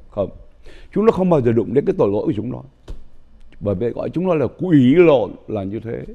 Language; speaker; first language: Vietnamese; native; Vietnamese